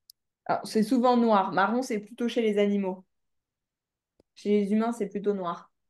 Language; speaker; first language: French; native; French